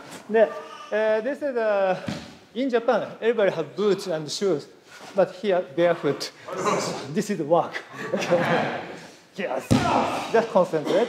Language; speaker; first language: English; non-native, learner; Japanese